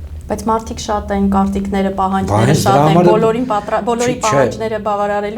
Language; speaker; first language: Armenian; native; Armenian